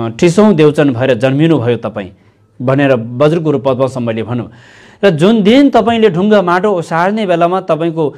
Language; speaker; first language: Nepali; non-native, local second language; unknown